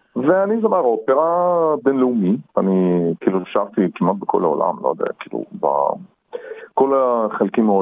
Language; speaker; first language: Hebrew; non-native, fluent; Russian